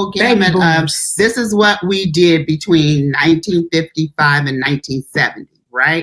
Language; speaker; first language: English; native; English